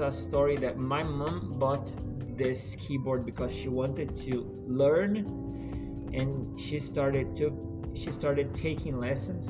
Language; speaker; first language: English; non-native, fluent; Portuguese